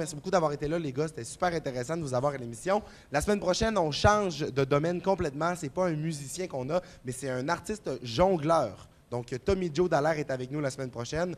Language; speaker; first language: French; native; French